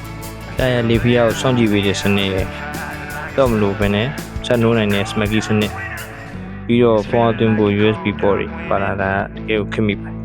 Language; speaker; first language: Burmese; native; Burmese